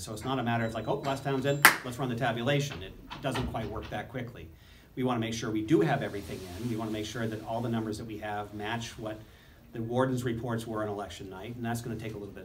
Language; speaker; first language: English; native; English